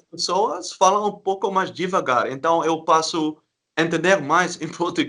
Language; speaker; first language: Portuguese; non-native, learner; Dutch